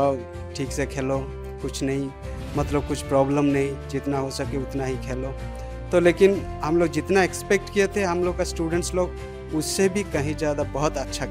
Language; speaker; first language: Hindi; non-native, local second language; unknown